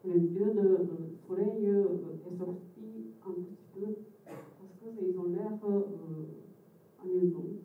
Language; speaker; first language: French; non-native, fluent; Japanese